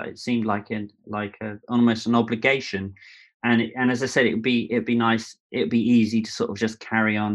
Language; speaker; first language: English; native; English